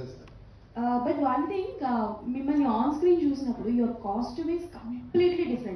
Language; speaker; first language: Telugu; native; Telugu